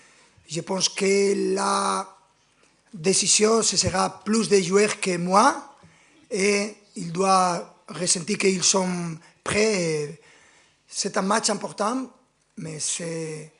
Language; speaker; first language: French; non-native, fluent; Spanish